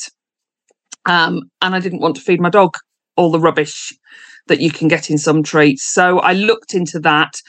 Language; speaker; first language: English; native; English